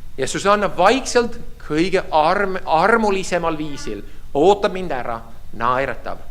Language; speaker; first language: Estonian; early bilingual, heritage; Estonian